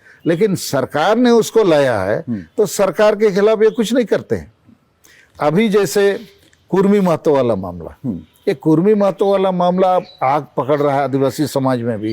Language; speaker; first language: Hindi; non-native, local second language; Santali